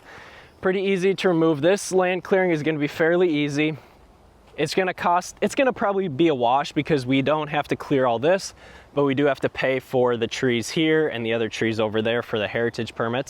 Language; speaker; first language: English; native; English